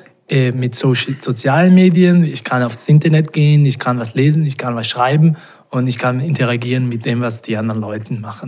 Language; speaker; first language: German; non-native, fluent; Portuguese